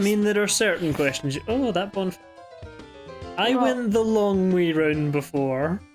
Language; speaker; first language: English; native; English